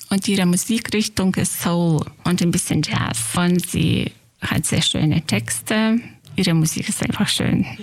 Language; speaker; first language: German; non-native, fluent; Lithuanian